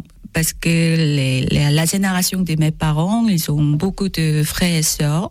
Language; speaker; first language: French; non-native, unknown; Korean